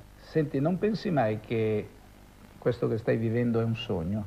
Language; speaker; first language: Italian; native; Italian